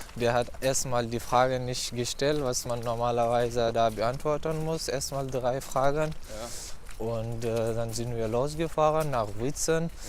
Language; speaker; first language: German; non-native, fluent; Pashto